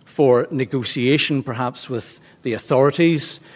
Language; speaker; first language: English; native; English